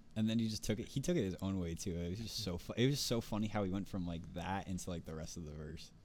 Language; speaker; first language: English; native; English